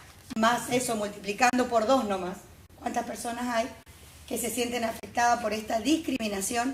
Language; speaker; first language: Spanish; native; Spanish